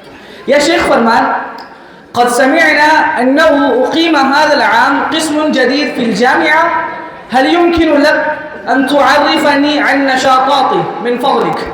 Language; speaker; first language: Arabic; non-native, learner; Urdu